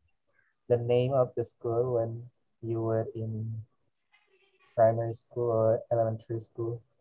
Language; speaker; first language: English; non-native, fluent; Indonesian